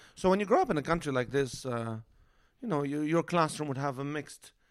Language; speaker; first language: English; non-native, fluent; Arabic